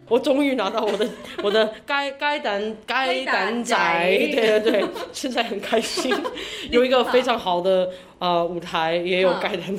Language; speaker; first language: Chinese; early bilingual, heritage; English